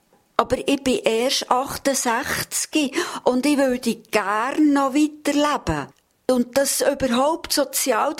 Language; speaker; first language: German; native; German